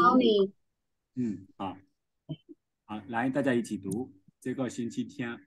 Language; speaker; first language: Chinese; non-native, fluent; Burmese